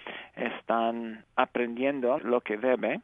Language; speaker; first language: Spanish; early bilingual, heritage; English